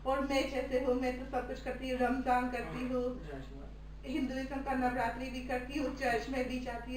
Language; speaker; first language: Hindi; early bilingual, heritage; Hindi